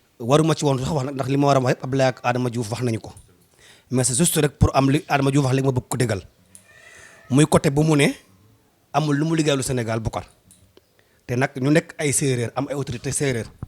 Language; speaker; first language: Wolof; non-native, local second language; Serer